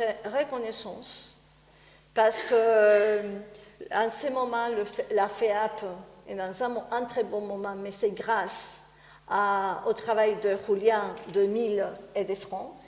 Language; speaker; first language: French; non-native, fluent; Spanish